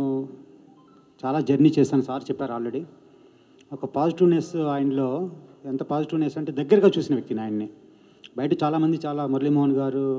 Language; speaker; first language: Telugu; native; Telugu